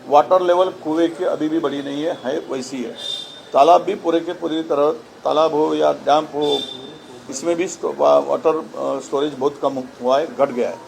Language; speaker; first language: Hindi; non-native, local second language; Marathi